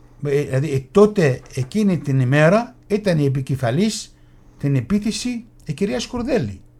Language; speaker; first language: Greek; non-native, fluent; Arabic